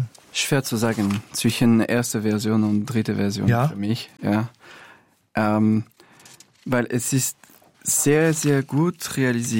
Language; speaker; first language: German; non-native, learner; French